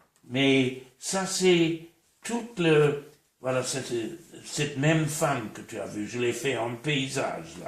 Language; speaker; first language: French; non-native, fluent; English